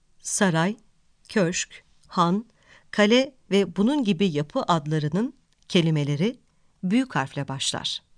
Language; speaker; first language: Turkish; native; Turkish